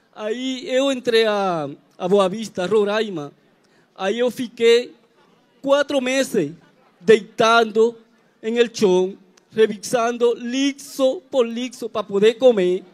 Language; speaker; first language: Portuguese; non-native, learner; Spanish